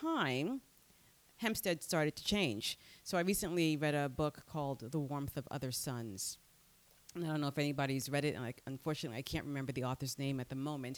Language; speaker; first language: English; native; English